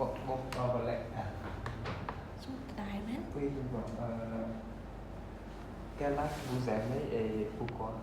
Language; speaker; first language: French; non-native, learner; Khmer